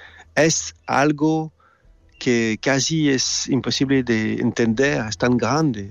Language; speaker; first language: Spanish; non-native, learner; French